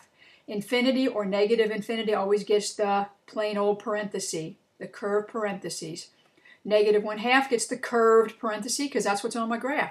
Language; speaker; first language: English; native; English